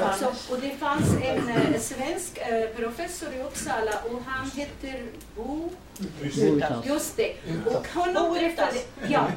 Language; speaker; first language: Swedish; non-native, fluent; Kurdish